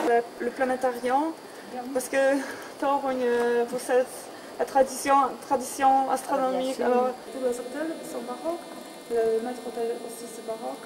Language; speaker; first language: French; non-native, learner; Polish